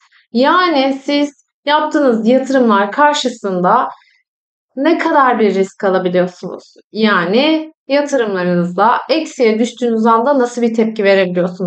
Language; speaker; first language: Turkish; native; Turkish